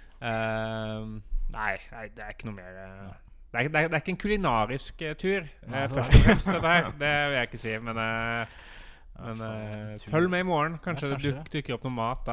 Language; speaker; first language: Norwegian; native; Norwegian